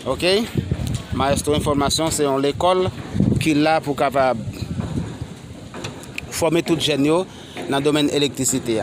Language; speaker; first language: French; non-native, learner; Haitian Creole